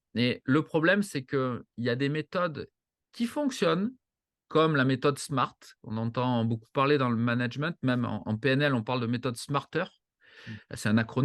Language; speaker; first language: French; native; French